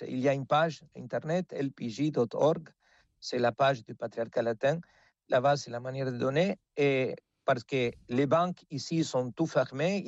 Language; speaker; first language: French; non-native, fluent; Spanish